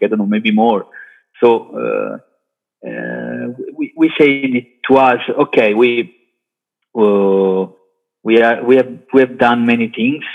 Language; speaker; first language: English; non-native, learner; Italian